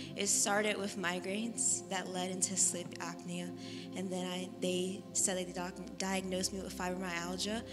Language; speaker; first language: English; native; English